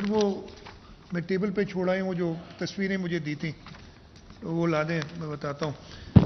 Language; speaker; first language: Urdu; non-native, local second language; Sindhi